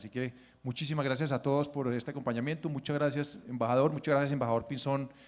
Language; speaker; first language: Spanish; native; Spanish